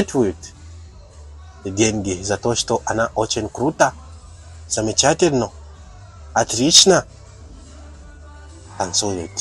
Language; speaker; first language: Russian; non-native, learner; Tatar